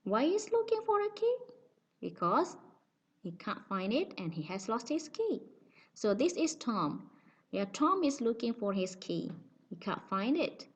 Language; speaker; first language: English; non-native, fluent; Indonesian